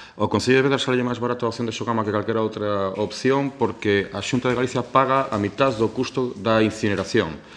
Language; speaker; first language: Galician; native; Galician